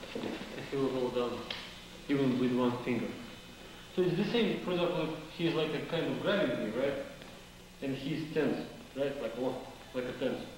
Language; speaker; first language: English; non-native, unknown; Russian